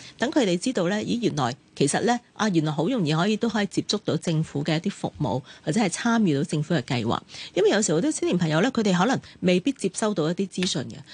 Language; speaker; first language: Cantonese; native; Cantonese